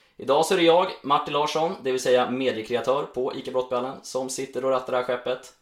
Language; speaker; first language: Swedish; native; Swedish